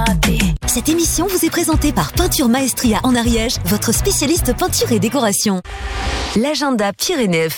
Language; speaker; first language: French; native; French